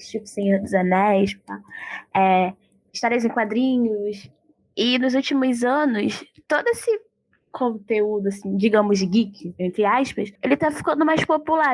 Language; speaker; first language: Portuguese; native; Portuguese